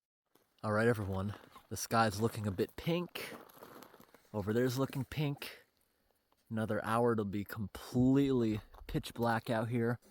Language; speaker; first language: English; native; English